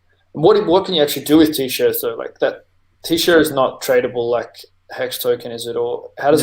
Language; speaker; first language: English; native; English